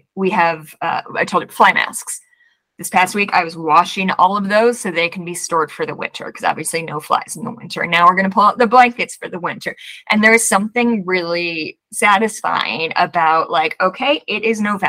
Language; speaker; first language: English; native; English